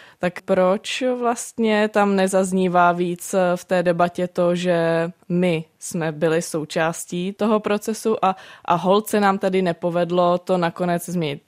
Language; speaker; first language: Czech; native; Czech